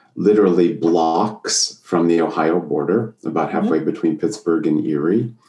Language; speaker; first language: English; native; English